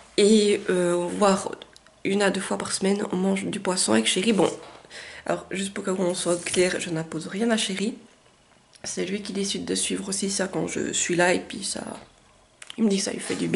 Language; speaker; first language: French; native; French